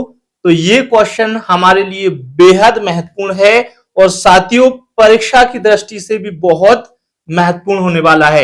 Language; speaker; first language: Hindi; native; Hindi